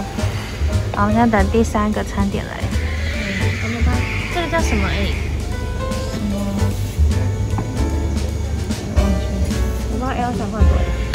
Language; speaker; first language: Chinese; native; Chinese